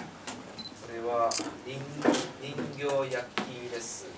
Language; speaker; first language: Japanese; non-native, learner; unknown